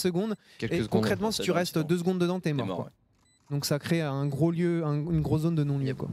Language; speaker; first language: French; native; French